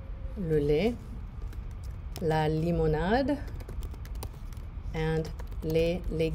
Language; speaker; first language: French; non-native, fluent; English